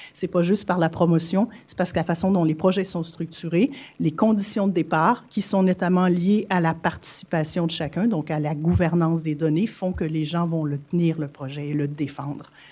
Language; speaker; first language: French; native; French